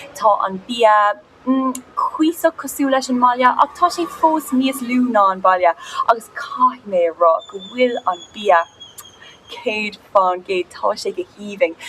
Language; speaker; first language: Irish; non-native, local second language; English